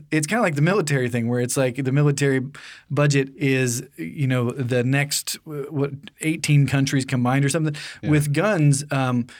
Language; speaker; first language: English; native; English